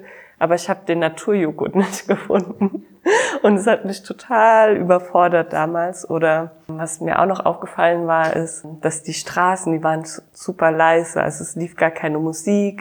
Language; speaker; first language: German; native; German